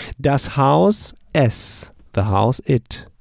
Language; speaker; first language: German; non-native, fluent; English